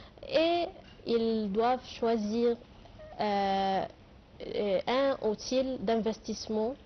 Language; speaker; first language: French; non-native, fluent; Arabic